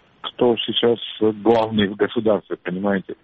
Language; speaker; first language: Russian; non-native, learner; Macedonian